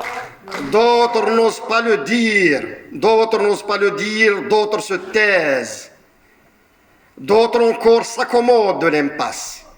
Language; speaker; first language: French; non-native, local second language; Kabyle